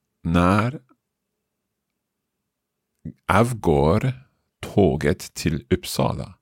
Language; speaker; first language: Swedish; non-native, learner; English